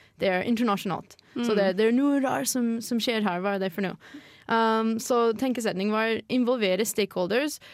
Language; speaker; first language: Norwegian; non-native, fluent; English